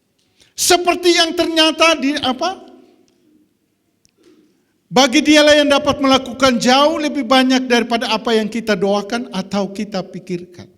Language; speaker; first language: Indonesian; native; Indonesian